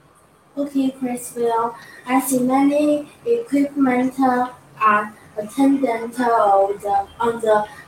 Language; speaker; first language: English; non-native, learner; Chinese